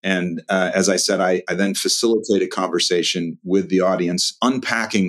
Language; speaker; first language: English; native; English